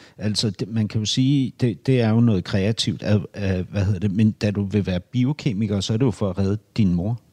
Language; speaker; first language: Danish; native; Danish